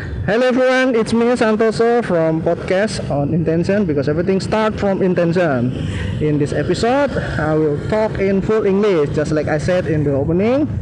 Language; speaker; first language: English; non-native, learner; Indonesian